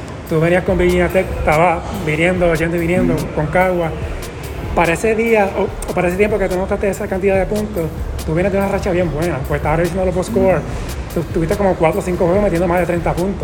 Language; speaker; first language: Spanish; native; Spanish